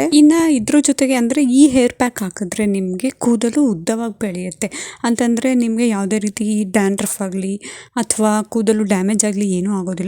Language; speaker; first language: Kannada; native; Kannada